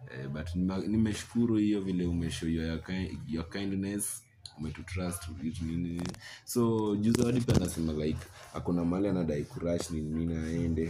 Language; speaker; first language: Swahili; native; Swahili